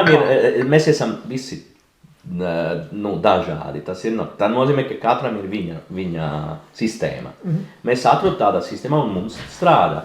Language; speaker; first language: Latvian; non-native, learner; Italian